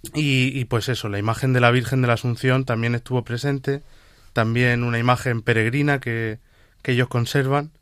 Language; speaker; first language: Spanish; native; Spanish